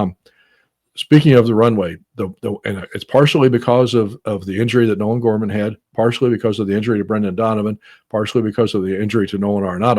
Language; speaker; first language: English; native; English